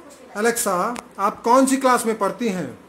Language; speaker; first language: Hindi; native; Hindi